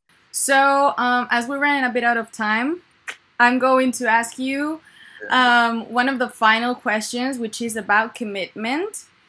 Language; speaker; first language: English; non-native, fluent; Spanish